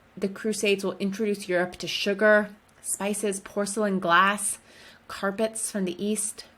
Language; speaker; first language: English; native; English